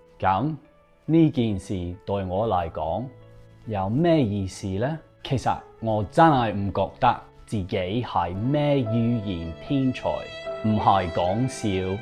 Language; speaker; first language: Cantonese; non-native, fluent; English